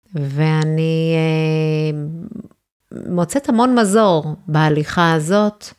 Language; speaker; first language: Hebrew; early bilingual, other home language; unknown